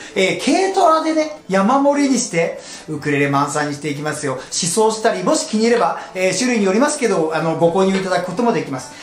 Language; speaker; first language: Japanese; native; Japanese